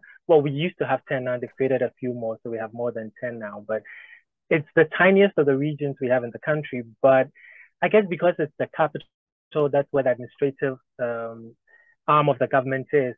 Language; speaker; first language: English; non-native, local second language; Ga